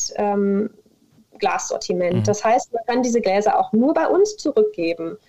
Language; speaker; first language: German; native; German